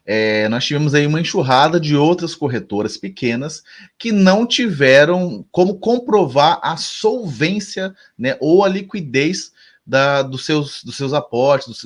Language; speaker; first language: Portuguese; native; Portuguese